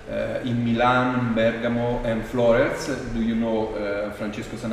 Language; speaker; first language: English; non-native, fluent; Italian